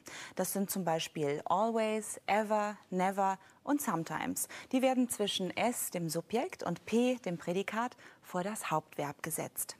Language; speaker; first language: German; native; German